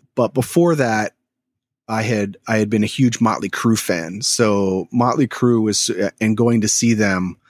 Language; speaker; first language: English; native; English